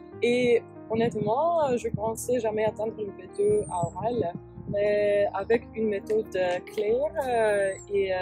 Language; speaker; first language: French; non-native, fluent; English